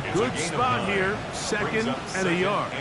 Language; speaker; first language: English; native; English